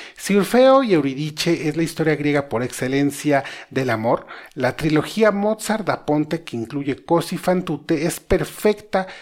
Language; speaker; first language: Spanish; native; Spanish